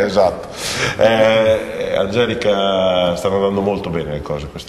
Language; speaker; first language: Italian; native; Italian